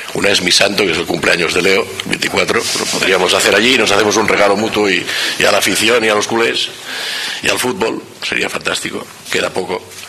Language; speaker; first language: Spanish; non-native, local second language; Catalan